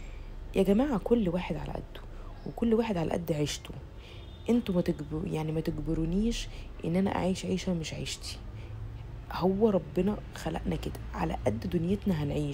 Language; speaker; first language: Arabic; native; Arabic